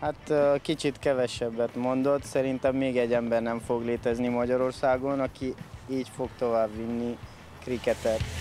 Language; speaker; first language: Hungarian; non-native, fluent; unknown